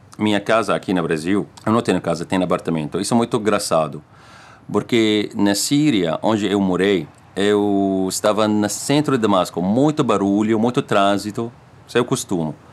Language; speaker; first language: Portuguese; non-native, learner; Arabic